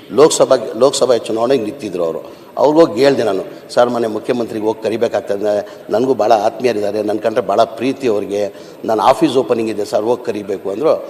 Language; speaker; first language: Kannada; non-native, local second language; Urdu